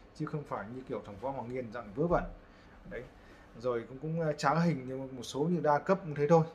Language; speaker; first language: Vietnamese; native; Vietnamese